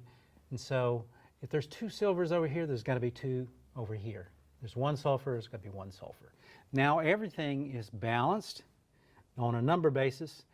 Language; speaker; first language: English; native; English